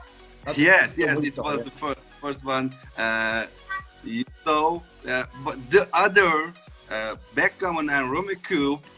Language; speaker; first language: English; non-native, fluent; Turkish